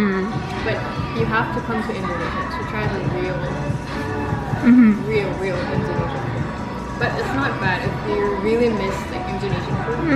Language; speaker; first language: English; non-native, fluent; Indonesian